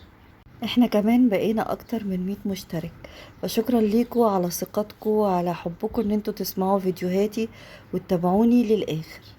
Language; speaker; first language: Arabic; native; Arabic